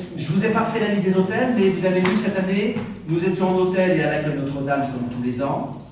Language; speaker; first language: French; native; French